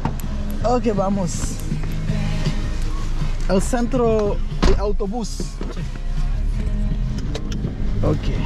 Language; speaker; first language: Spanish; non-native, learner; English